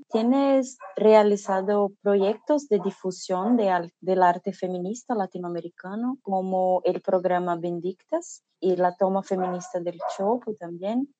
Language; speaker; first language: Spanish; non-native, learner; Portuguese